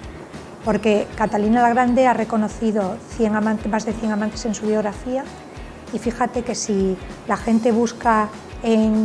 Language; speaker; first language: Spanish; native; Spanish